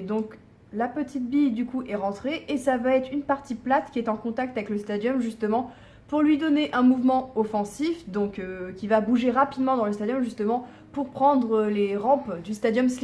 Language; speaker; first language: French; native; French